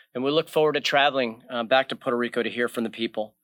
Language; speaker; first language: English; native; English